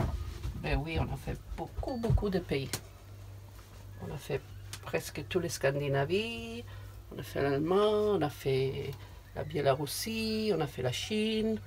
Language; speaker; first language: French; non-native, fluent; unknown